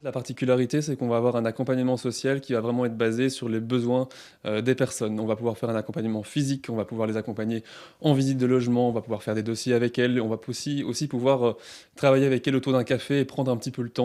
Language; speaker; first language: French; native; French